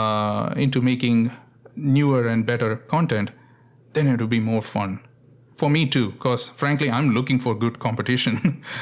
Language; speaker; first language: English; non-native, local second language; Tamil